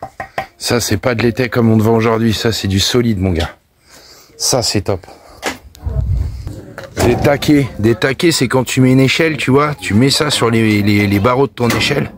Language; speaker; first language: French; native; French